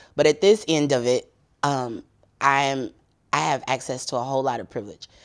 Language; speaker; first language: English; native; English